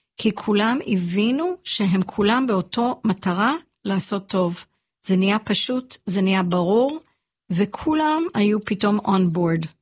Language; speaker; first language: Hebrew; early bilingual, other home language; English